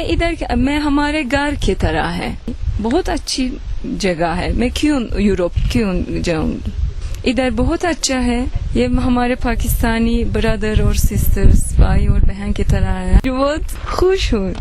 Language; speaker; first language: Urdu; non-native, learner; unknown